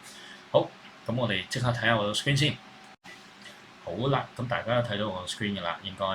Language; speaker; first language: Cantonese; native; Cantonese